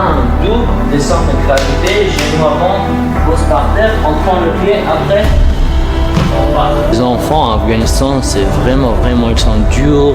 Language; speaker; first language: French; non-native, learner; Persian